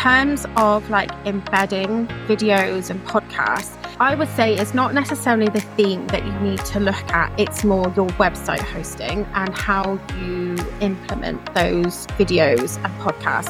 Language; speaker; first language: English; native; English